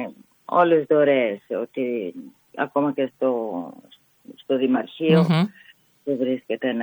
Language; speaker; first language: Greek; non-native, fluent; Italian